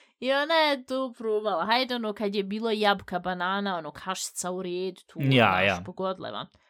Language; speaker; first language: Bosnian; early bilingual, heritage; Bosnian